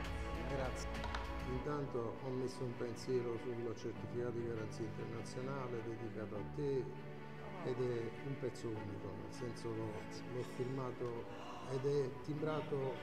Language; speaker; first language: Italian; native; Italian